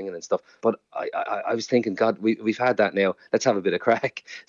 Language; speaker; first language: English; native; English